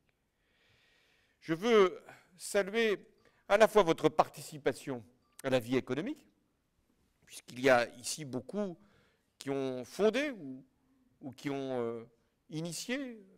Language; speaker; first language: French; native; French